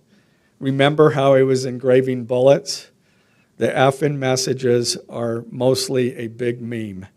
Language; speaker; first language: English; native; English